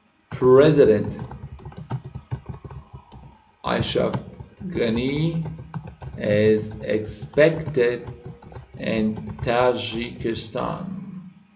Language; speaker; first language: English; non-native, fluent; Persian